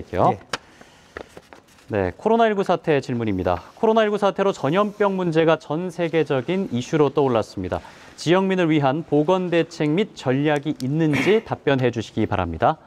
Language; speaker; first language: Korean; native; Korean